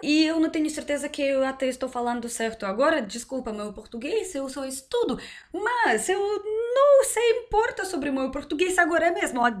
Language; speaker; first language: Portuguese; non-native, learner; Russian